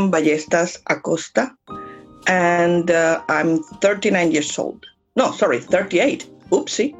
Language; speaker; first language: English; non-native, fluent; Spanish